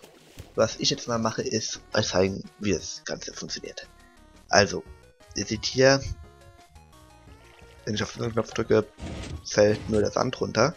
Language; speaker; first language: German; native; German